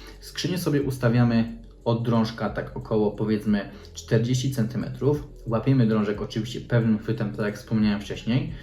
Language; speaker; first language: Polish; native; Polish